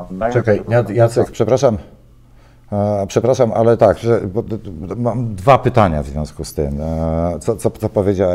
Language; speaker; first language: Polish; native; Polish